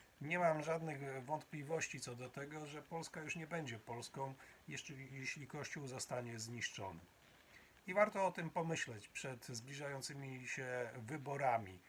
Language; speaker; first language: Polish; native; Polish